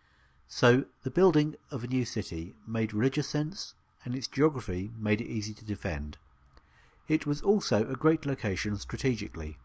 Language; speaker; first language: English; native; English